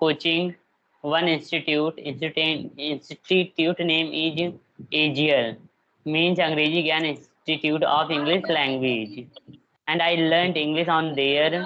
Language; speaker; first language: English; non-native, learner; Hindi